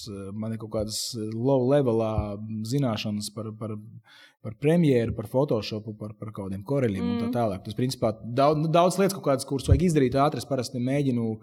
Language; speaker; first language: Latvian; native; Latvian